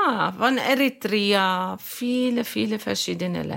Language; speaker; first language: German; non-native, learner; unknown